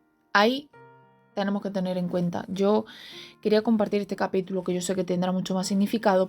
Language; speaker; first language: Spanish; native; Spanish